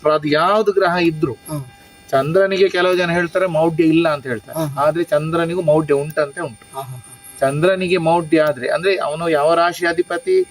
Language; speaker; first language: Kannada; native; Kannada